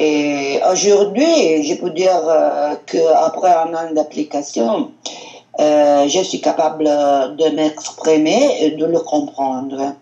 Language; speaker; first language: French; non-native, learner; Italian